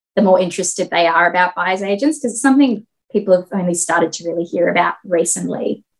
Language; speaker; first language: English; native; English